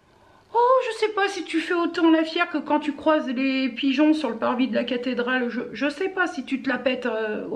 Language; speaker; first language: French; native; French